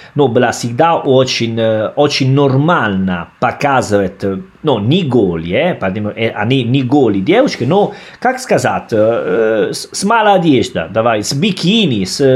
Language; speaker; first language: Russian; non-native, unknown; Italian